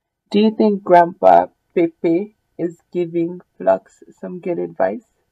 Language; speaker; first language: English; early bilingual, other home language; French